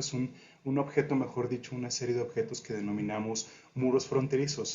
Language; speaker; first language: Spanish; native; Spanish